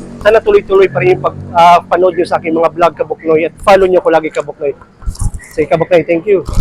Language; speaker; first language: Filipino; non-native, local second language; Cebuano